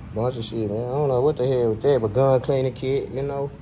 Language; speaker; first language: English; native; English